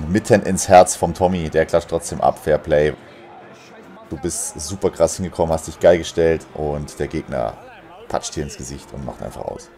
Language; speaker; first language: German; native; German